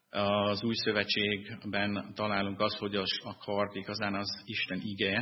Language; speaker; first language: Hungarian; non-native, fluent; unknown